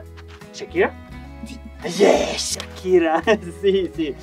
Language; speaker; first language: Spanish; non-native, learner; Serbian